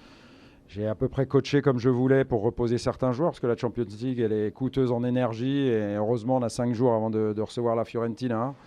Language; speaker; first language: French; native; French